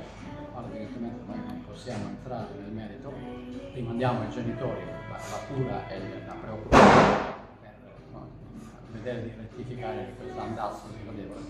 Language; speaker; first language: Italian; native; Italian